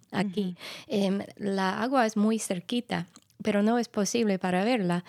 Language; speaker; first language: Spanish; non-native, learner; English